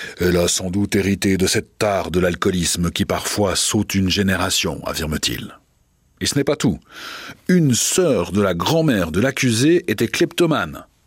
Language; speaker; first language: French; native; French